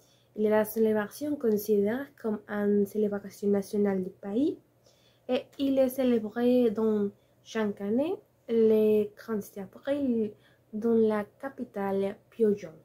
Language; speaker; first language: French; non-native, learner; Spanish